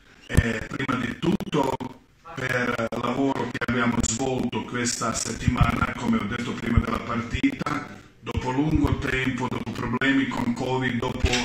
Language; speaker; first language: Italian; non-native, fluent; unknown